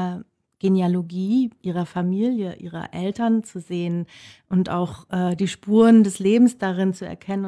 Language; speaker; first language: German; native; German